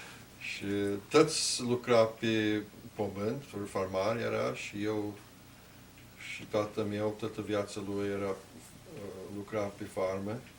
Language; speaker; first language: Romanian; early bilingual, heritage; Romanian